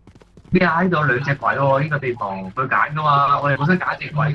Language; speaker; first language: Chinese; native; Chinese